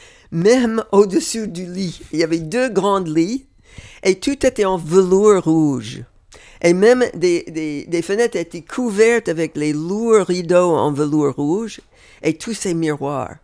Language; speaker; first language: French; non-native, fluent; English